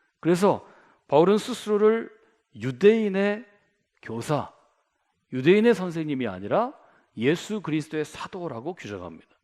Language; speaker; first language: Korean; native; Korean